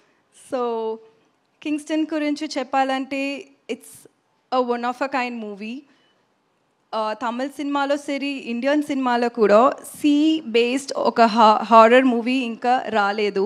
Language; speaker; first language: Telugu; non-native, learner; Tamil